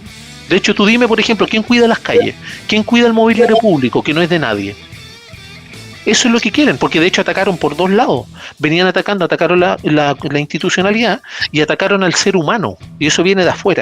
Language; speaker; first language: Spanish; native; Spanish